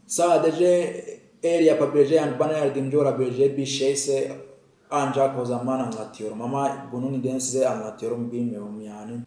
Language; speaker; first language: Turkish; non-native, fluent; Kinyarwanda